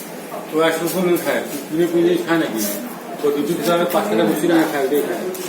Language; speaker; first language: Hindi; non-native, local second language; Bangla